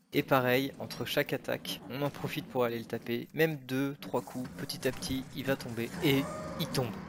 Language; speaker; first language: French; native; French